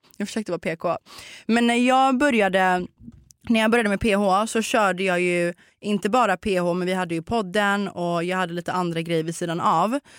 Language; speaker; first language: Swedish; early bilingual, other home language; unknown